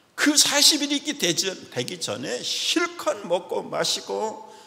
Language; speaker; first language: Korean; native; Korean